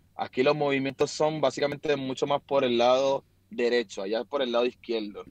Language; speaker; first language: Spanish; native; Spanish